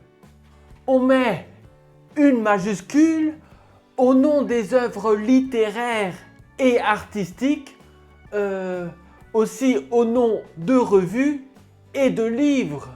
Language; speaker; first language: French; native; French